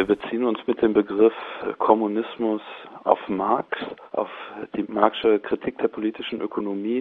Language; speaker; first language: German; native; German